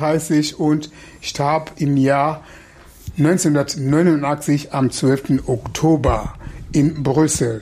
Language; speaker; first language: German; non-native, fluent; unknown